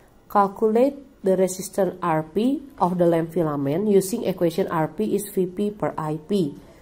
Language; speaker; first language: English; non-native, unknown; Indonesian